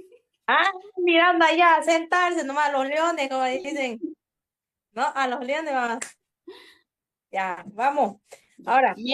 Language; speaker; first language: Spanish; native; Spanish